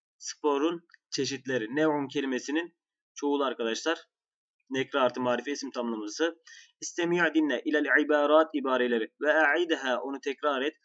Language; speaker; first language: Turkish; native; Turkish